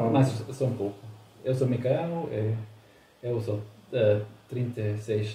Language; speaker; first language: Portuguese; non-native, learner; German